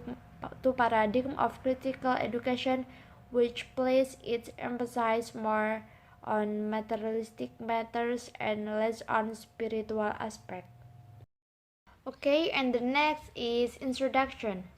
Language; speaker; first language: English; non-native, learner; Indonesian